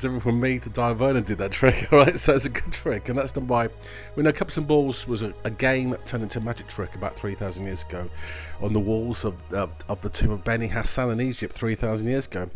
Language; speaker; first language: English; native; English